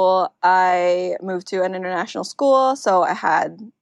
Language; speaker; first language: English; non-native, local second language; Filipino